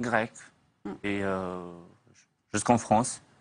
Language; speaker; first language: French; non-native, learner; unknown